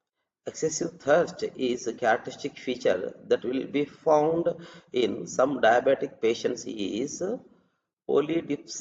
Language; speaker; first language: English; non-native, local second language; Telugu